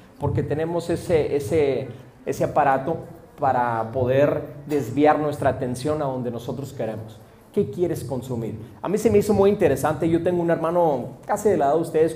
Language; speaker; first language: Spanish; early bilingual, heritage; Spanish